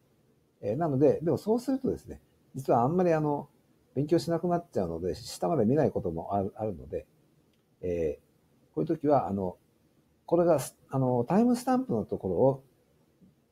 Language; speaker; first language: Japanese; native; Japanese